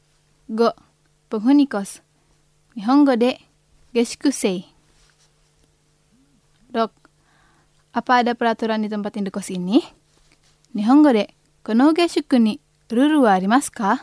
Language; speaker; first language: Japanese; non-native, fluent; Indonesian